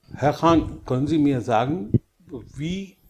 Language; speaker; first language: German; non-native, learner; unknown